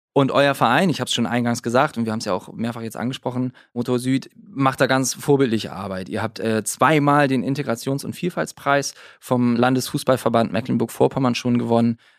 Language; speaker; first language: German; native; German